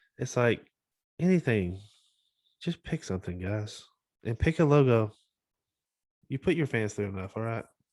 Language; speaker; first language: English; native; English